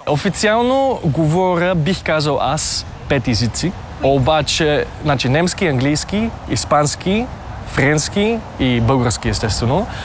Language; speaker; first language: Bulgarian; early bilingual, heritage; Bulgarian